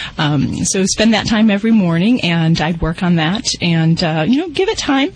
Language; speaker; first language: English; native; English